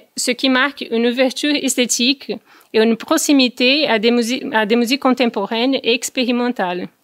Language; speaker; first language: French; non-native, fluent; Portuguese